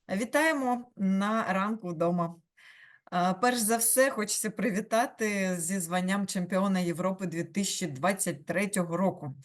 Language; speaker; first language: Ukrainian; native; Ukrainian